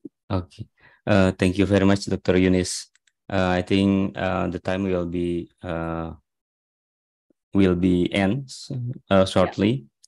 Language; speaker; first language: English; non-native, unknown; Indonesian